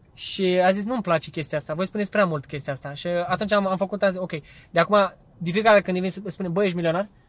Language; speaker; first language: Romanian; early bilingual, heritage; Romanian